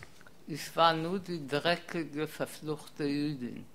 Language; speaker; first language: German; non-native, fluent; Polish